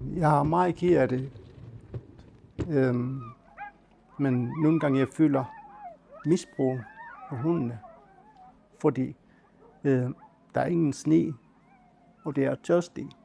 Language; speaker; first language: Danish; non-native, local second language; Kalaallisut